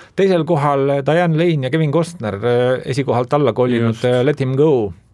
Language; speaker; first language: Estonian; native; Estonian